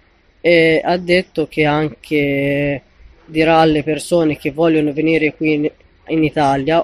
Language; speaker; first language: Italian; non-native, fluent; Arabic